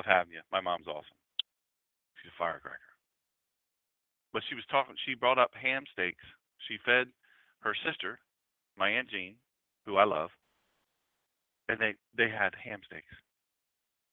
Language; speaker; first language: English; native; English